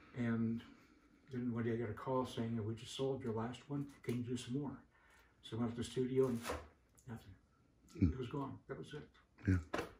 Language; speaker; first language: English; native; English